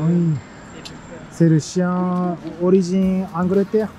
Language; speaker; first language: French; non-native, fluent; Japanese